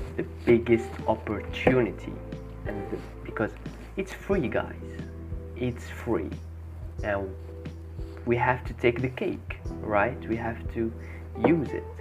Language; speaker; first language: English; non-native, fluent; Arabic